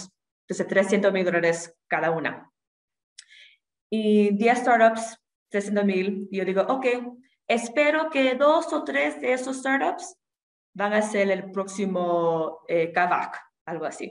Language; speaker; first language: Spanish; non-native, fluent; English